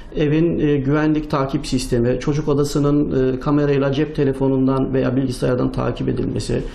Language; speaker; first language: Turkish; native; Turkish